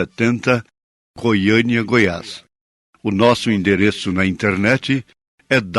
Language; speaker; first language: Portuguese; native; Portuguese